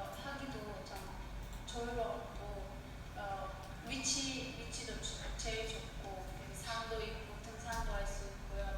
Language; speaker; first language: Korean; non-native, fluent; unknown